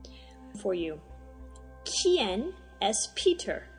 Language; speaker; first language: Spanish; non-native, fluent; English